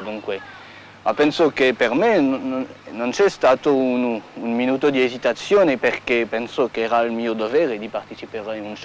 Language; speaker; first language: Italian; non-native, fluent; French